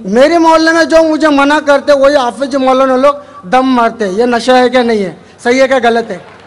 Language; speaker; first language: Hindi; non-native, local second language; Tamil